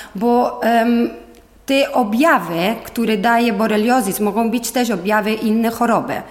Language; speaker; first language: Polish; non-native, learner; Spanish